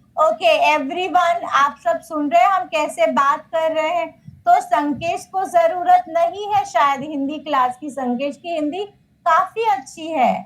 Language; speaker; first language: Hindi; native; Hindi